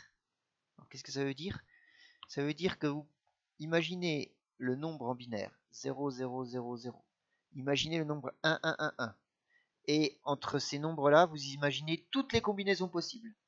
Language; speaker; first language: French; native; French